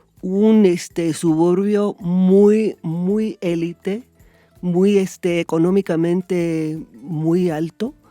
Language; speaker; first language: Spanish; non-native, fluent; English